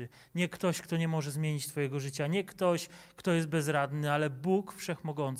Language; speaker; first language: Polish; native; Polish